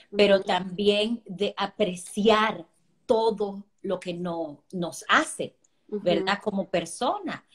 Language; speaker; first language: Spanish; early bilingual, heritage; Spanish